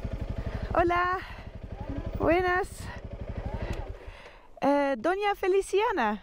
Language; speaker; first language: Spanish; non-native, learner; Dutch